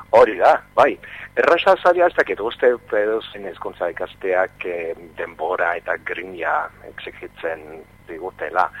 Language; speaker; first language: Basque; non-native, fluent; English